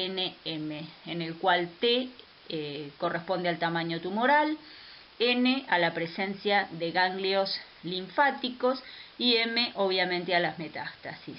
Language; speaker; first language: Spanish; native; Spanish